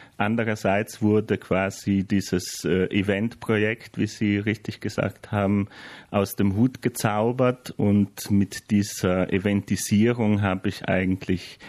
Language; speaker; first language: German; native; German